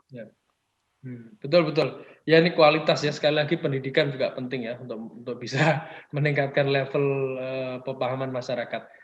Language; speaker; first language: Indonesian; native; Indonesian